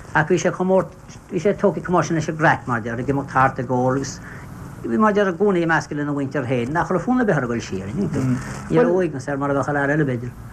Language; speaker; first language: Irish; native; Irish